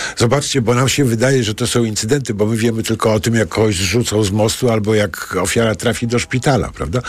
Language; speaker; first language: Polish; native; Polish